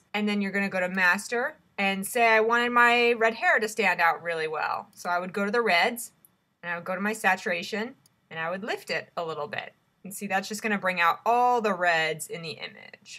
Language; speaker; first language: English; native; English